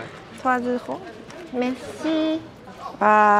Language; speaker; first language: French; non-native, learner; Japanese